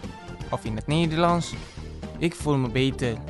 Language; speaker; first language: Dutch; non-native, fluent; Indonesian